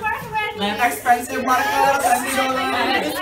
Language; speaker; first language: English; non-native, learner; Indonesian